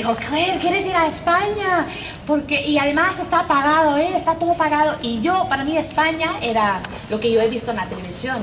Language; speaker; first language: Spanish; non-native, fluent; English